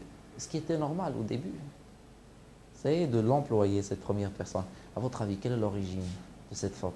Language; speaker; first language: French; non-native, local second language; Arabic